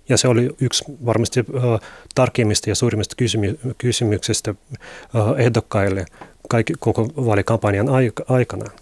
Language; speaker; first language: Finnish; non-native, learner; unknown